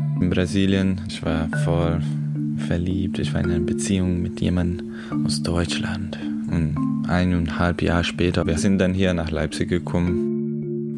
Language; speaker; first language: German; non-native, learner; Portuguese